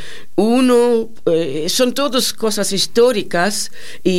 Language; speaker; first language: Spanish; non-native, fluent; German